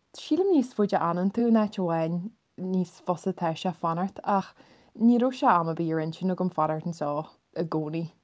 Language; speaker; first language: Irish; native; Irish